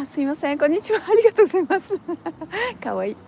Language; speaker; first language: Japanese; non-native, fluent; French